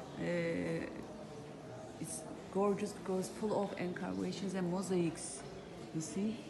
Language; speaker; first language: English; non-native, learner; Turkish